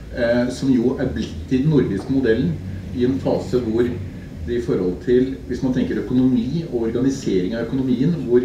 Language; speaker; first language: Norwegian; native; Norwegian